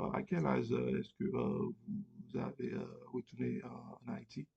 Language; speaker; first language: French; non-native, learner; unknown